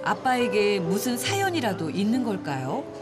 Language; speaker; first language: Korean; native; Korean